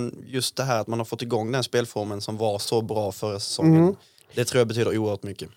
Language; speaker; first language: Swedish; native; Swedish